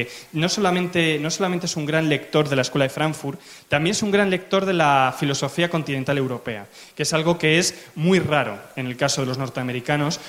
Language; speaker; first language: Spanish; native; Spanish